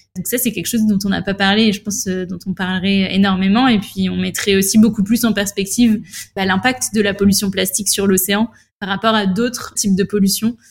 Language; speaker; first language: French; native; French